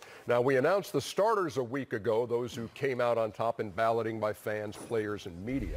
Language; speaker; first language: English; native; English